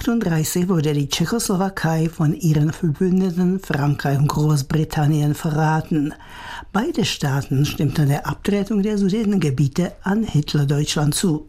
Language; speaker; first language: German; native; German